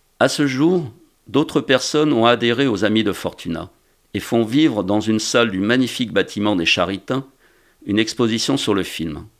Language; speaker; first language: French; native; French